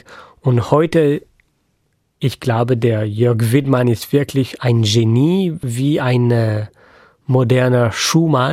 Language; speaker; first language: German; non-native, fluent; French